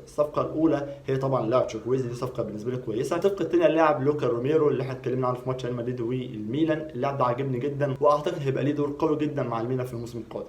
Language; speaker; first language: Arabic; native; Arabic